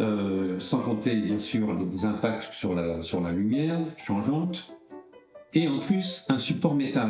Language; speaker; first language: French; native; French